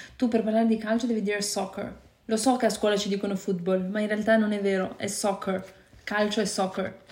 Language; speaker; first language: Italian; early bilingual, other home language; Albanian